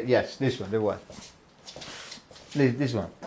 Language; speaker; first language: English; non-native, learner; Italian